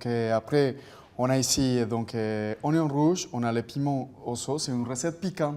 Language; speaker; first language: French; non-native, fluent; Spanish